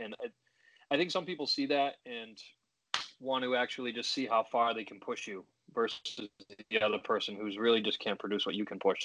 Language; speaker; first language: English; native; English